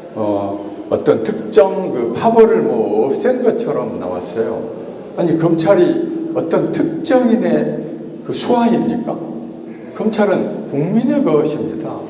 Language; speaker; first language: Korean; native; Korean